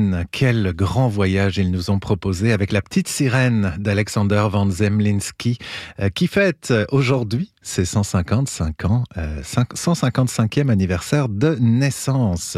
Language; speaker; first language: French; native; French